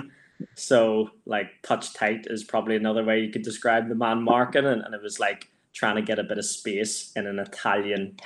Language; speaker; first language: English; native; English